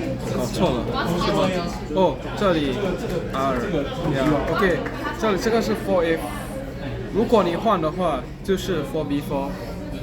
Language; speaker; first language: Chinese; non-native, learner; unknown